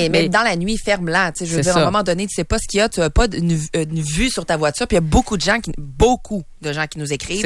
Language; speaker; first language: French; native; French